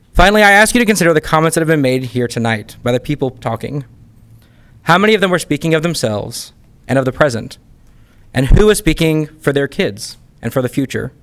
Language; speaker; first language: English; native; English